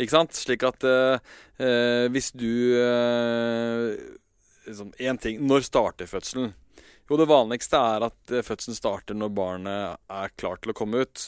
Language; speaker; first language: Norwegian; native; Norwegian